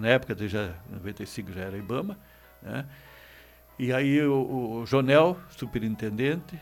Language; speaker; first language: Portuguese; native; Portuguese